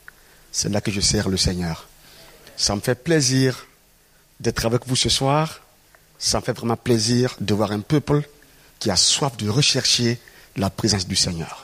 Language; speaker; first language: French; non-native, local second language; Mossi